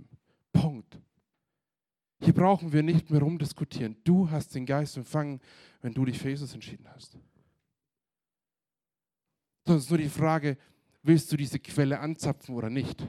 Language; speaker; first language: German; native; German